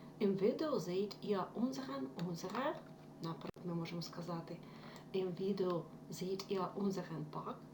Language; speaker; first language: German; non-native, fluent; Ukrainian